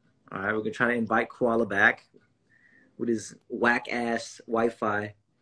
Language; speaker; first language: English; early bilingual, other home language; Korean